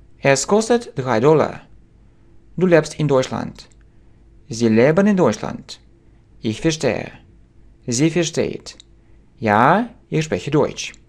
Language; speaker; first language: German; non-native, fluent; Russian